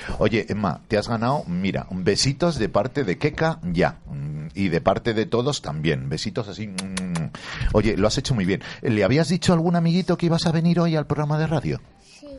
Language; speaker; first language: Spanish; native; Spanish